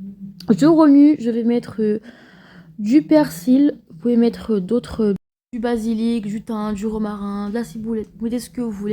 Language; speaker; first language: French; native; French